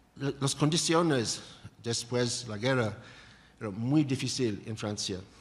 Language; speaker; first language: Spanish; non-native, learner; English